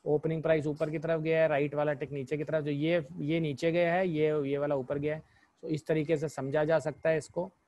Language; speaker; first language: Hindi; native; Hindi